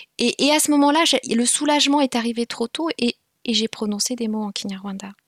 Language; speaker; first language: French; non-native, local second language; Kinyarwanda